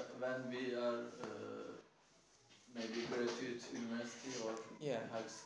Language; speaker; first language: English; non-native, learner; Turkish